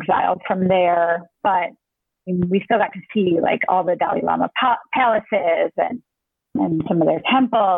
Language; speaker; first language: English; native; English